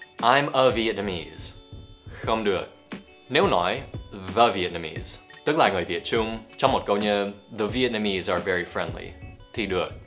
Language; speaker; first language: Vietnamese; non-native, fluent; English